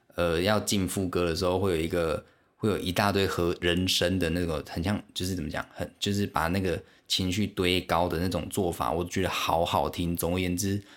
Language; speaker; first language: Chinese; non-native, local second language; Min Nan Chinese